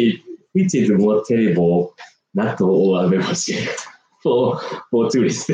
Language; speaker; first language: English; non-native, learner; Japanese